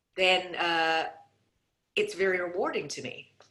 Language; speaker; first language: English; non-native, fluent; Indonesian